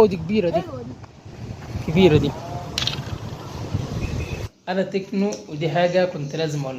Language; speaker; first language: Arabic; native; Arabic